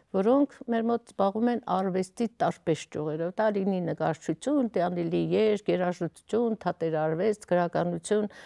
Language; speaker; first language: Armenian; native; Armenian